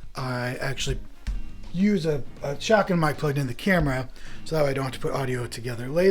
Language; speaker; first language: English; native; English